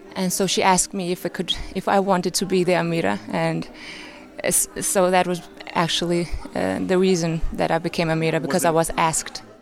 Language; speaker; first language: English; non-native, fluent; Arabic